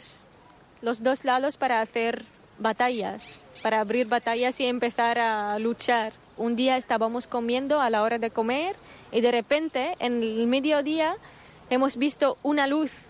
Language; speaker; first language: Spanish; non-native, fluent; Arabic